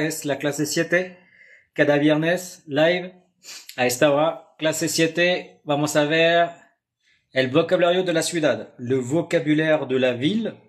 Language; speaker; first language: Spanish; non-native, fluent; French